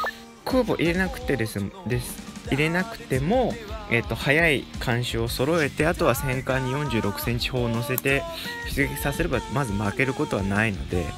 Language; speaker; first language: Japanese; native; Japanese